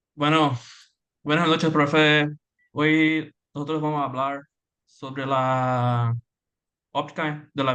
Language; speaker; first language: Spanish; non-native, learner; Portuguese